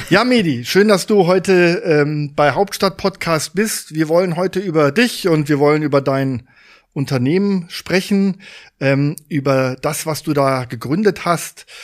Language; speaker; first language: German; native; German